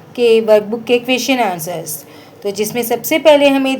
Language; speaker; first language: Hindi; non-native, local second language; Marathi